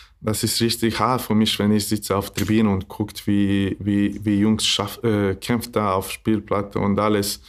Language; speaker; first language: German; non-native, learner; Bosnian